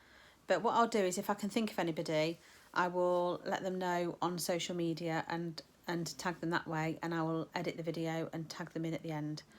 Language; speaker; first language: English; native; English